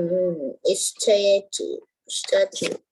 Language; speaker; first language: English; non-native, learner; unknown